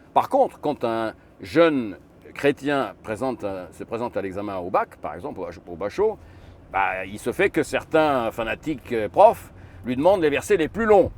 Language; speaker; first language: French; non-native, fluent; Arabic